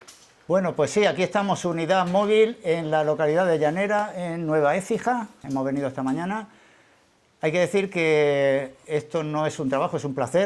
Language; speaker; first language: Spanish; native; Spanish